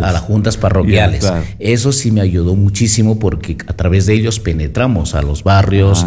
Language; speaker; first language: Spanish; native; Spanish